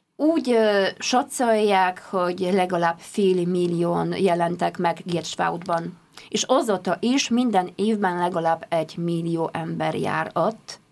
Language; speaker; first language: Hungarian; non-native, fluent; Polish